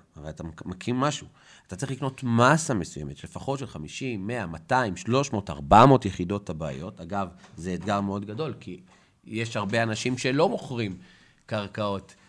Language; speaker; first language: Hebrew; native; Hebrew